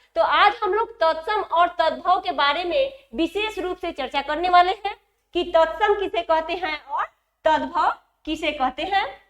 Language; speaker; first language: Hindi; native; Hindi